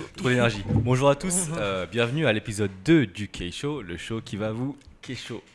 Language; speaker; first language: French; native; French